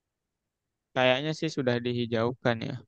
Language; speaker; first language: Indonesian; native; Indonesian